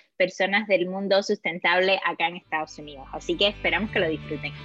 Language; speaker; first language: English; non-native, learner; Spanish